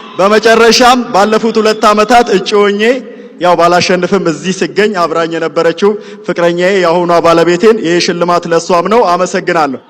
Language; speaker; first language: Amharic; native; Amharic